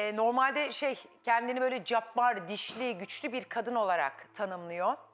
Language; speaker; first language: Turkish; native; Turkish